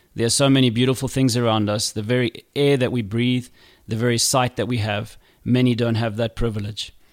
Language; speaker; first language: English; native; English